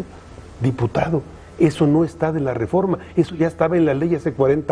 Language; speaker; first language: Spanish; native; Spanish